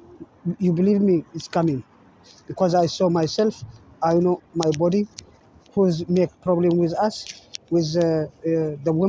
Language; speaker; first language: English; non-native, learner; Tigrinya